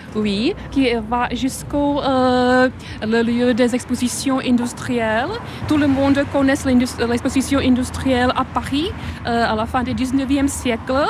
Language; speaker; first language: French; non-native, fluent; Czech